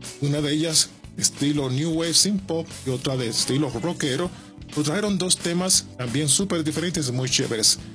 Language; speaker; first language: Spanish; native; Spanish